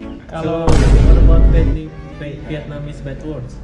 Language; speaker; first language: English; non-native, fluent; Indonesian